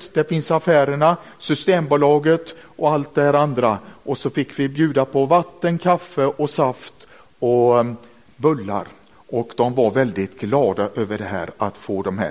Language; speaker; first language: Swedish; native; Swedish